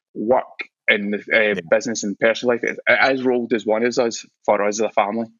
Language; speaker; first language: English; native; English